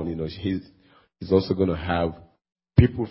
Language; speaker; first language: English; non-native, local second language; Igbo